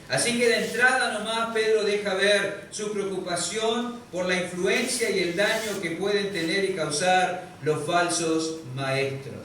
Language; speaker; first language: Spanish; native; Spanish